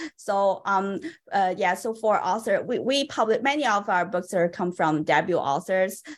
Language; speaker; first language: English; non-native, fluent; Chinese